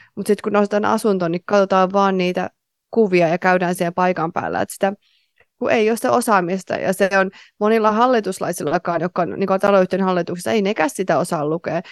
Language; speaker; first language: Finnish; native; Finnish